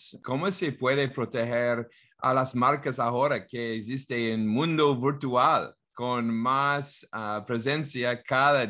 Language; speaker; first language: Spanish; non-native, learner; English